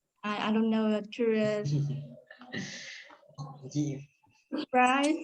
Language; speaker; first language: English; non-native, learner; Vietnamese